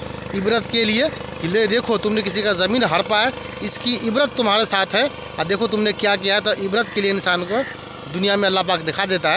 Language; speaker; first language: Hindi; native; Hindi